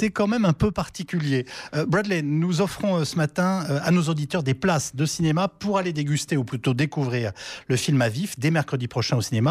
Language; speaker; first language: French; native; French